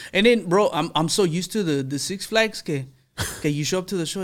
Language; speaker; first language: English; early bilingual, other home language; Spanish